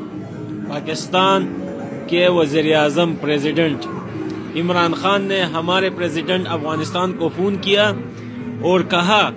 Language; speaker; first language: Hindi; non-native, fluent; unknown